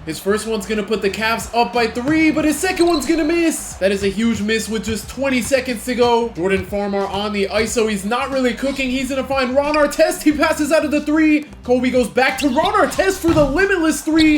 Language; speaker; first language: English; native; English